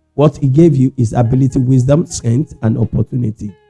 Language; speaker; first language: English; non-native, local second language; Yoruba